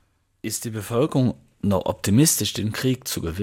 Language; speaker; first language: German; native; German